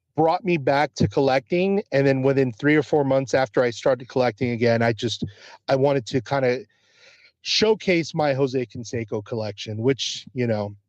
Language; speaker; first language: English; early bilingual, other home language; Spanish